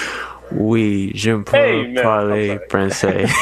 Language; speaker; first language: French; non-native, learner; English